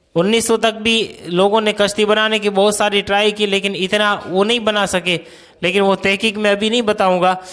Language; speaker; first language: Urdu; non-native, local second language; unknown